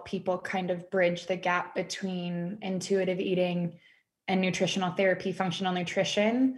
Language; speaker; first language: English; native; English